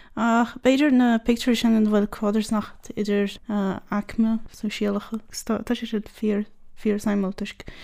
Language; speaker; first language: Irish; non-native, fluent; Portuguese